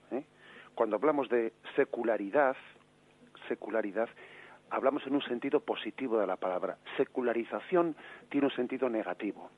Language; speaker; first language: Spanish; native; Spanish